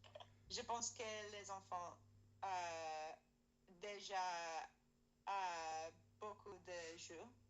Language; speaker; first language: French; non-native, learner; English